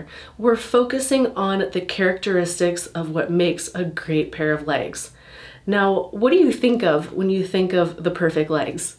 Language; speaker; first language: English; native; English